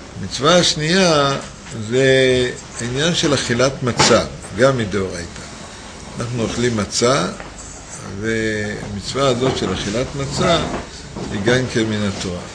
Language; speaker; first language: Hebrew; native; Hebrew